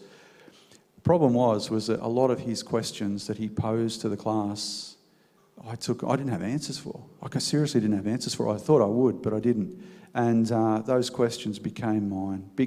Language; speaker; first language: English; native; English